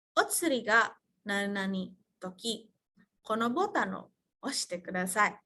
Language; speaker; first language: Japanese; non-native, fluent; Indonesian